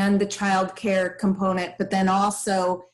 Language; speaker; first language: English; native; English